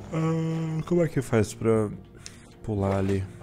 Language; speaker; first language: Portuguese; native; Portuguese